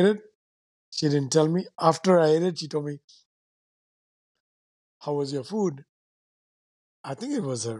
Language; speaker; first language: English; non-native, local second language; Sindhi